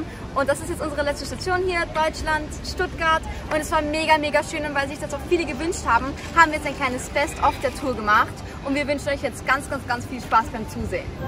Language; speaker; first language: German; native; German